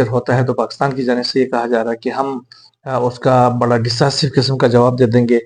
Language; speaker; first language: Urdu; native; Urdu